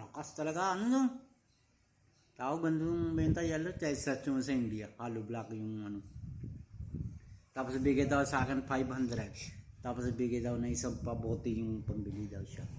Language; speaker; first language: Filipino; non-native, learner; Punjabi